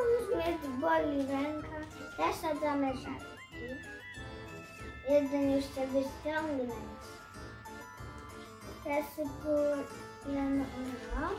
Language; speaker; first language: Polish; early bilingual, heritage; Polish